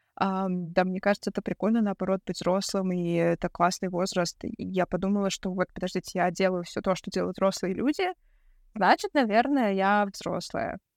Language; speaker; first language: Russian; native; Russian